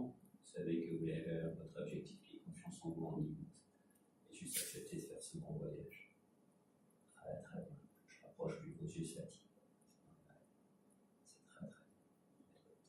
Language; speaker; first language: French; native; French